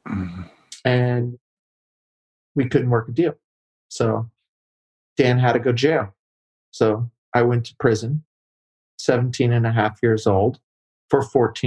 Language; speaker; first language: English; native; English